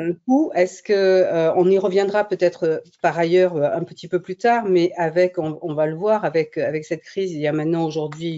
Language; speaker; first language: French; native; French